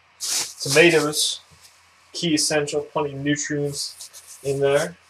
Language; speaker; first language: English; native; English